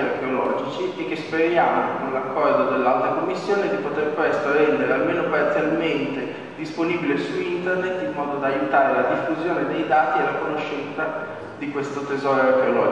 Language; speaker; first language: Italian; native; Italian